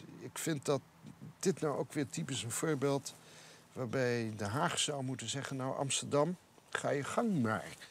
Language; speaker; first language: Dutch; native; Dutch